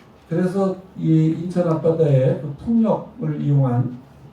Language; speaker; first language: Korean; native; Korean